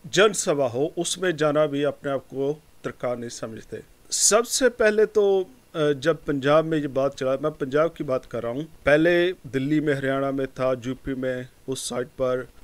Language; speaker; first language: Hindi; non-native, local second language; Punjabi